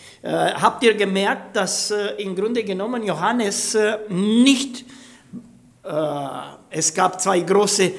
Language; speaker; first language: German; non-native, fluent; Romanian